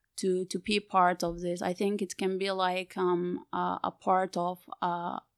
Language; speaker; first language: English; non-native, fluent; Arabic